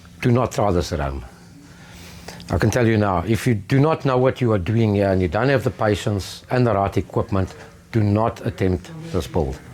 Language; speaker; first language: English; native; English